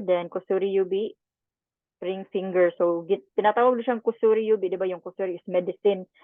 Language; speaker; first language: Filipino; non-native, local second language; Cebuano